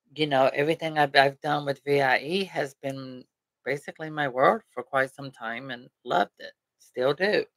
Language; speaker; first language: English; early bilingual, other home language; Spanish